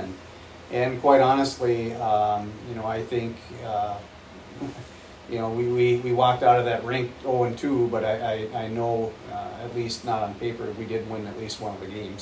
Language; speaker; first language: English; native; English